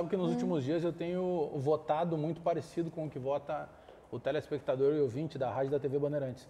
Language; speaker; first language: Portuguese; native; Portuguese